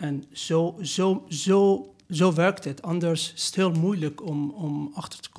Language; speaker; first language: Dutch; non-native, fluent; Persian